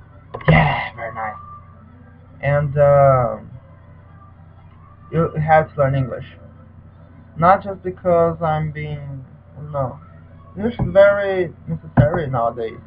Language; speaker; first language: English; non-native, learner; Portuguese